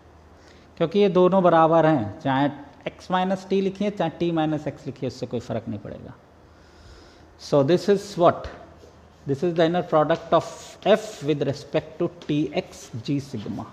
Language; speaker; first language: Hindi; native; Hindi